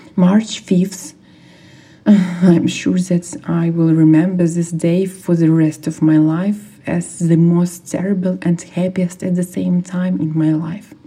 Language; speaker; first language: English; non-native, fluent; Ukrainian